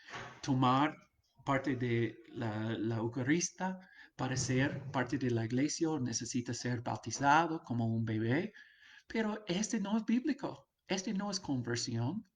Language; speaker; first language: Spanish; non-native, fluent; English